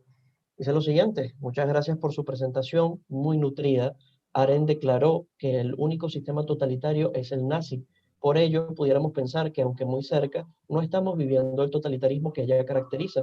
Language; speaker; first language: Spanish; native; Spanish